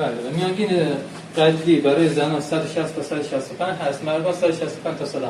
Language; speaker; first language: Persian; native; Persian